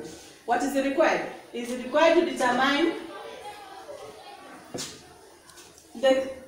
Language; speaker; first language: English; non-native, local second language; Swahili